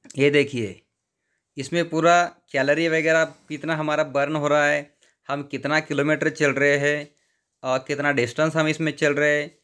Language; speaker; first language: Hindi; non-native, local second language; Marathi